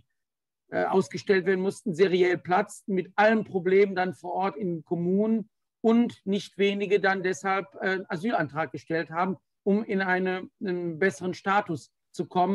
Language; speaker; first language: German; native; German